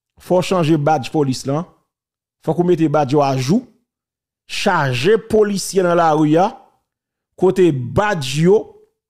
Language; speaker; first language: French; non-native, local second language; Haitian Creole